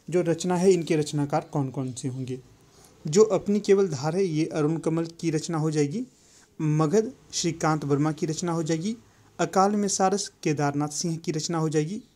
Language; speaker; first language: Hindi; native; Hindi